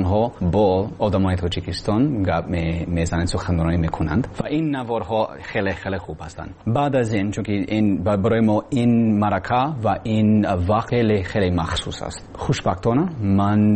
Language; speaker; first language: Persian; non-native, learner; English